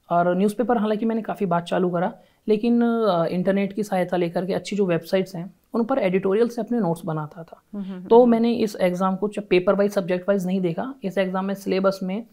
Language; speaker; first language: Hindi; native; Hindi